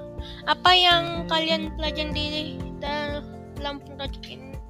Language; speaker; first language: Indonesian; native; Indonesian